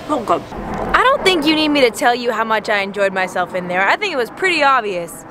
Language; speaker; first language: English; native; English